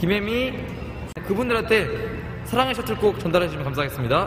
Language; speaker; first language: Korean; native; Korean